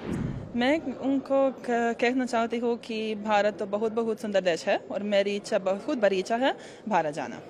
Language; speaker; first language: Hindi; non-native, learner; Croatian